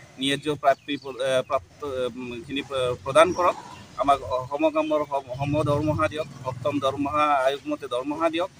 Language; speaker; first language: Assamese; native; Assamese